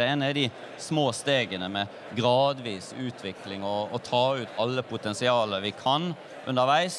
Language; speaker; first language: Norwegian; native; Norwegian